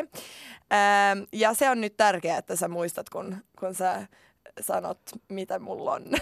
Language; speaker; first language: Finnish; non-native, local second language; Swedish